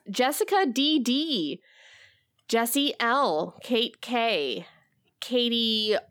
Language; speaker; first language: English; native; English